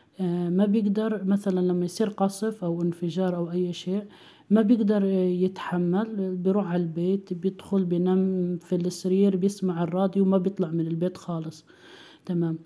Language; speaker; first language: Arabic; native; Arabic